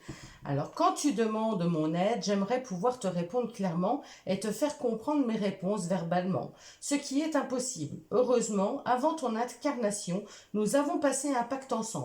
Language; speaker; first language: French; native; French